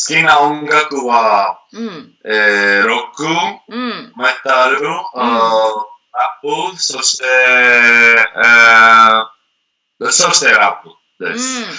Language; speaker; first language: Japanese; non-native, learner; Greek